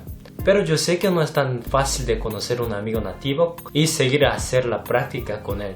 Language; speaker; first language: Spanish; non-native, fluent; Korean